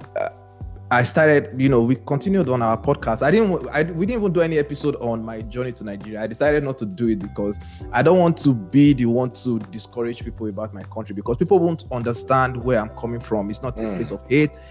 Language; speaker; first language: English; non-native, local second language; Yoruba